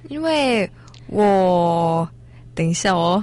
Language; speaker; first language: Chinese; non-native, learner; Thai